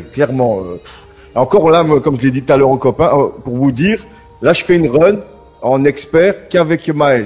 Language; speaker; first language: French; native; French